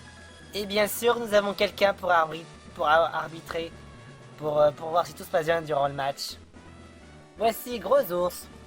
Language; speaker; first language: French; native; French